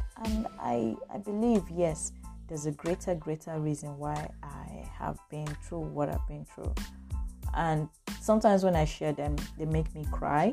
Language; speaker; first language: English; non-native, local second language; Igbo